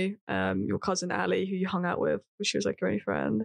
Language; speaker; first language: English; native; English